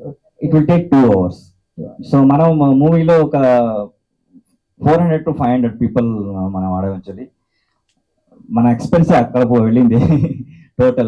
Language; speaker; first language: Telugu; non-native, learner; Kannada